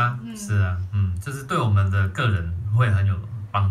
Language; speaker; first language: Chinese; native; Chinese